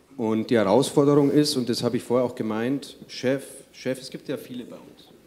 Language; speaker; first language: German; native; German